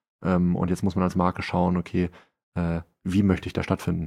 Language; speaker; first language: German; native; German